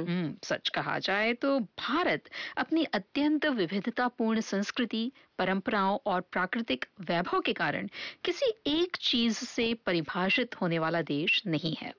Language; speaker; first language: Hindi; native; Hindi